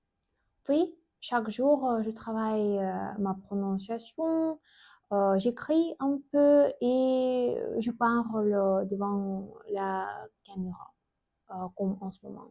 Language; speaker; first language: French; non-native, learner; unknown